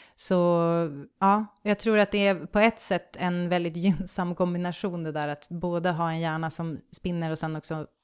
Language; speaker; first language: Swedish; native; Swedish